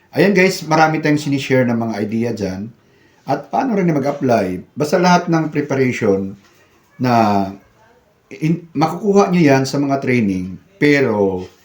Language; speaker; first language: Filipino; non-native, local second language; Cebuano